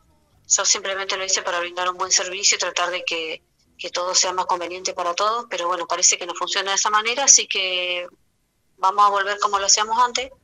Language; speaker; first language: Spanish; native; Spanish